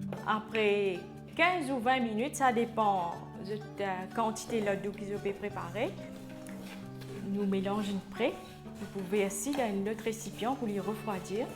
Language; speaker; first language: French; non-native, local second language; Morisyen